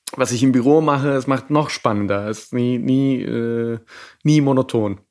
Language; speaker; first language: German; non-native, fluent; Serbian